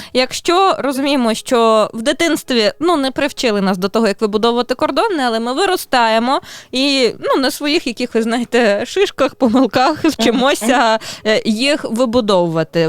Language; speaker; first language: Ukrainian; native; Ukrainian